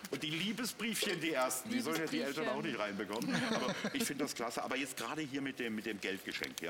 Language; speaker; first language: German; native; German